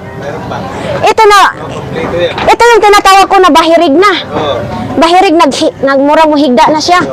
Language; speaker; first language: Filipino; non-native, local second language; Cebuano